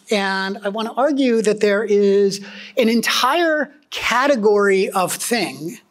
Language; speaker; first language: English; native; English